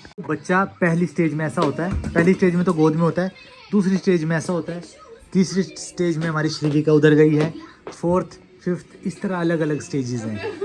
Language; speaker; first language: Hindi; native; Hindi